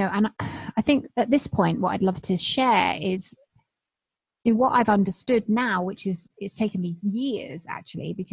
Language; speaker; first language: English; native; English